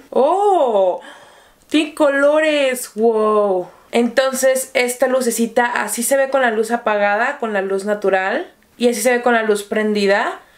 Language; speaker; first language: Spanish; native; Spanish